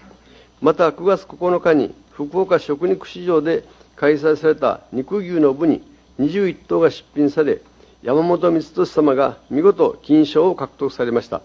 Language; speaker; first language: Japanese; native; Japanese